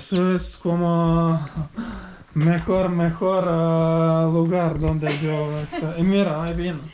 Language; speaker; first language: Spanish; non-native, learner; Croatian